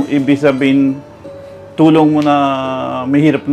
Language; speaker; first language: Filipino; non-native, learner; Punjabi